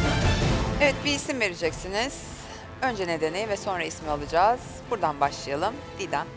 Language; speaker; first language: Turkish; native; Turkish